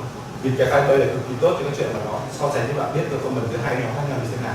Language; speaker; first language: Vietnamese; native; Vietnamese